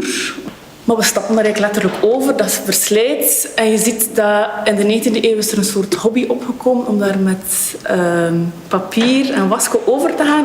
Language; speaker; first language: Dutch; native; Dutch